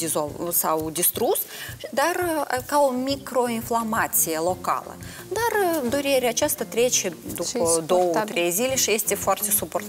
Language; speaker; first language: Romanian; non-native, local second language; Russian